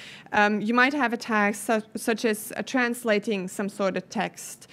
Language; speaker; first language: English; non-native, fluent; German